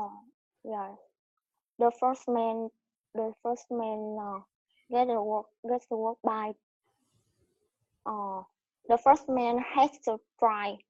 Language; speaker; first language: English; non-native, learner; Vietnamese